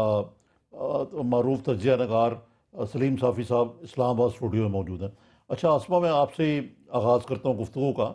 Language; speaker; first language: Urdu; native; Urdu